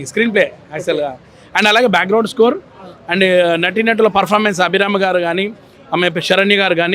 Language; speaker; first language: Telugu; native; Telugu